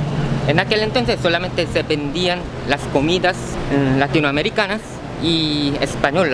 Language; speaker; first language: Spanish; non-native, fluent; Korean